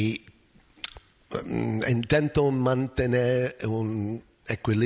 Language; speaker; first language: Spanish; non-native, fluent; English